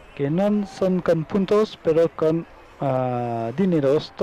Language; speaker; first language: Spanish; non-native, learner; French